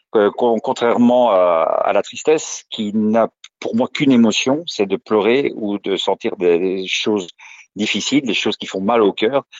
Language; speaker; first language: French; native; French